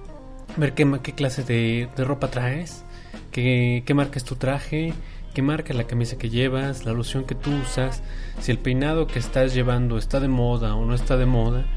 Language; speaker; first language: Spanish; native; Spanish